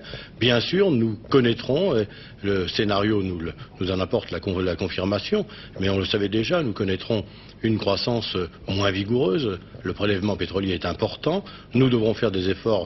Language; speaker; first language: French; native; French